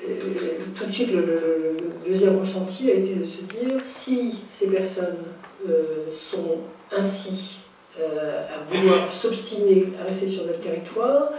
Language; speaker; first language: French; native; French